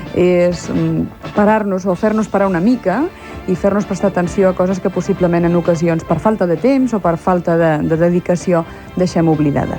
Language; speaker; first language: Catalan; native; Catalan